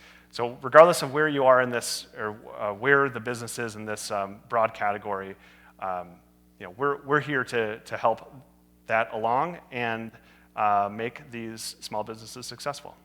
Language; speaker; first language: English; native; English